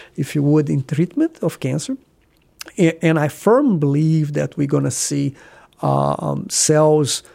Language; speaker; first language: English; non-native, fluent; Portuguese